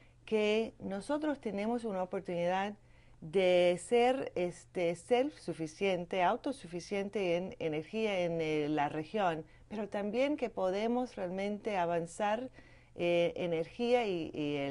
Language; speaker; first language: Spanish; non-native, fluent; English